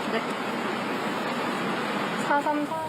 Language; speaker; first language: Korean; native; Korean